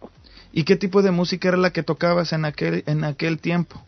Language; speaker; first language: Spanish; native; Spanish